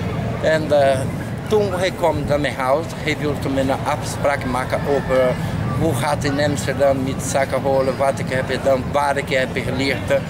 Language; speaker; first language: Dutch; non-native, learner; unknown